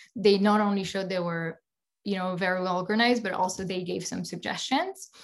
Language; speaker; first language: English; non-native, fluent; French